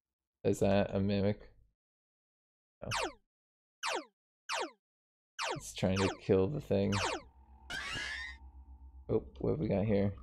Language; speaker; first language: English; native; English